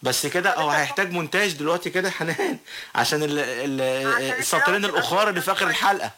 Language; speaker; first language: Arabic; native; Arabic